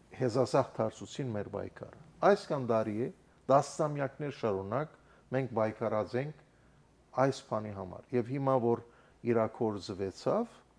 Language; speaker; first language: Armenian; native; Armenian